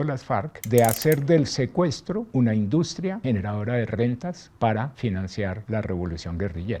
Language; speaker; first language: Spanish; native; Spanish